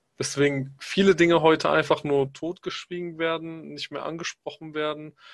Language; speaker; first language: German; early bilingual, other home language; Pashto